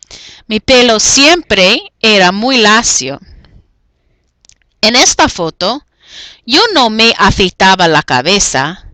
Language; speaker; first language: Spanish; non-native, fluent; English